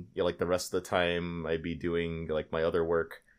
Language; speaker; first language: English; early bilingual, other home language; Filipino